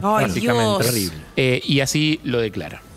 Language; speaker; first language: Spanish; native; Spanish